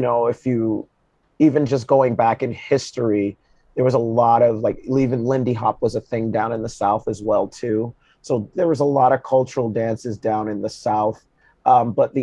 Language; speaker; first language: English; native; English